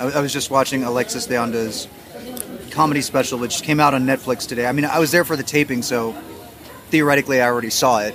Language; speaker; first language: English; native; English